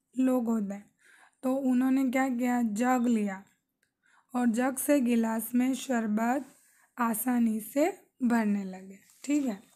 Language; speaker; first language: Urdu; native; Urdu